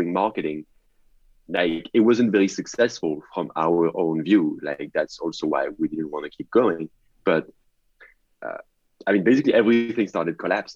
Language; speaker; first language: English; non-native, fluent; French